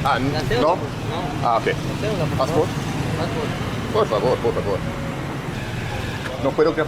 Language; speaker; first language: Spanish; non-native, learner; English